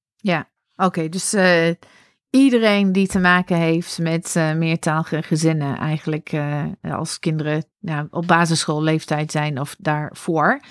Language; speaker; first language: Dutch; non-native, fluent; English